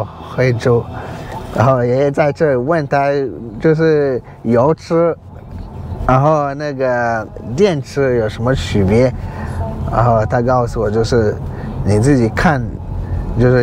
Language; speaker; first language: Chinese; non-native, learner; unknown